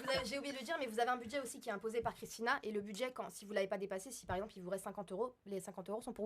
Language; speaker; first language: French; native; French